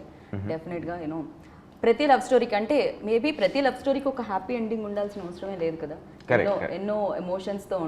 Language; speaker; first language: Telugu; native; Telugu